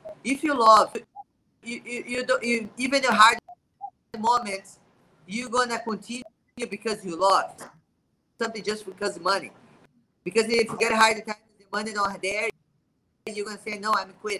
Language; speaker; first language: English; non-native, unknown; Portuguese